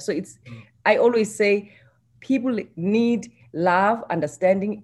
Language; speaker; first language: English; non-native, local second language; Xhosa